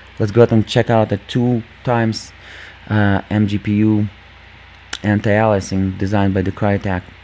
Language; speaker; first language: English; non-native, fluent; Russian